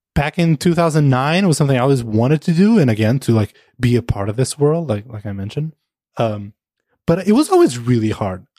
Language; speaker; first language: English; non-native, fluent; Portuguese